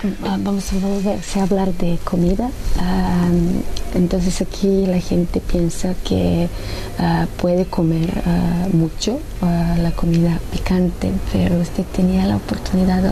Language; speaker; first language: Spanish; non-native, fluent; Serbian